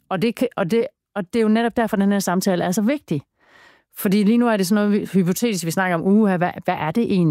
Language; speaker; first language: Danish; native; Danish